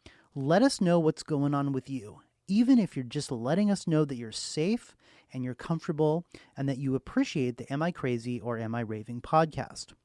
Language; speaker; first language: English; native; English